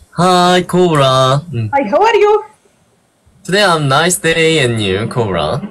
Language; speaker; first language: English; non-native, learner; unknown